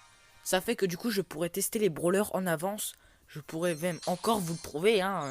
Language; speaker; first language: French; native; French